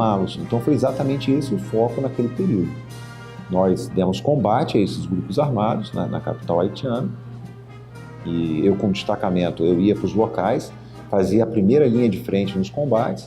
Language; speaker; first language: Portuguese; native; Portuguese